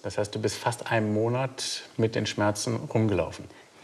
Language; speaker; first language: German; native; German